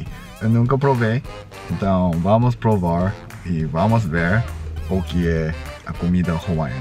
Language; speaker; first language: Portuguese; non-native, learner; English